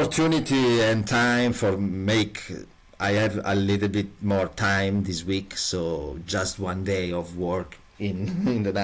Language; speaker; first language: English; non-native, learner; Italian